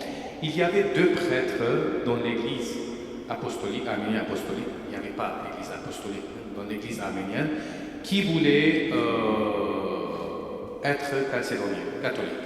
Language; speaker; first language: French; non-native, fluent; Armenian